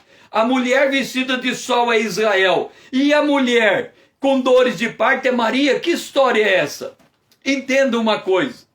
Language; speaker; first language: Portuguese; native; Portuguese